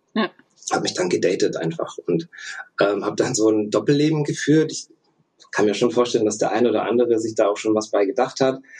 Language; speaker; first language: German; early bilingual, other home language; Russian